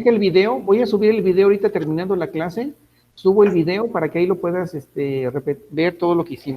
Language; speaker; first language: Spanish; native; Spanish